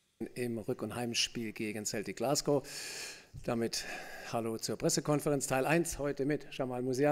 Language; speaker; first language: German; native; German